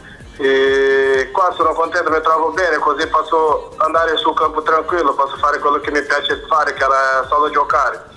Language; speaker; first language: Italian; non-native, fluent; Portuguese